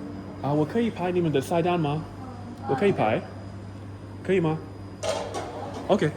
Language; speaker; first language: Chinese; non-native, learner; English